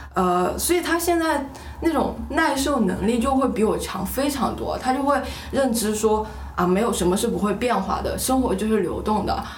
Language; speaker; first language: Chinese; native; Chinese